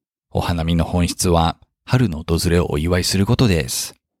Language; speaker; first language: Japanese; native; Japanese